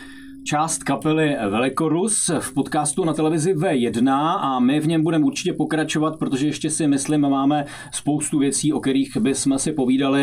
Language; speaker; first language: Czech; native; Czech